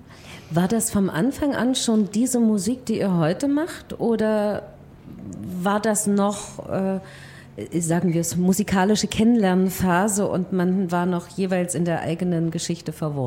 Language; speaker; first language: German; native; German